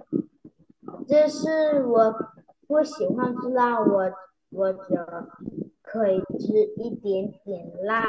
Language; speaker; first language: Chinese; non-native, learner; Vietnamese